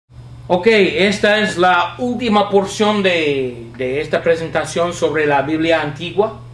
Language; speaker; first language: Spanish; non-native, fluent; English